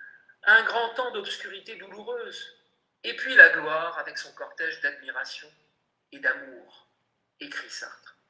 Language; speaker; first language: French; native; French